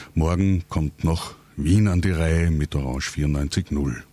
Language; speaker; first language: German; native; German